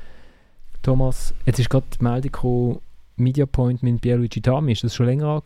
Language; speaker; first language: German; native; German